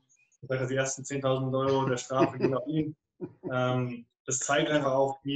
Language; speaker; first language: German; native; German